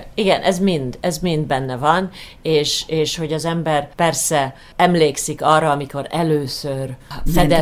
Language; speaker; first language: Hungarian; early bilingual, heritage; Hungarian